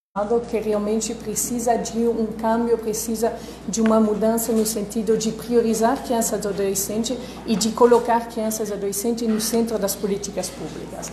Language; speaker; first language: Portuguese; non-native, fluent; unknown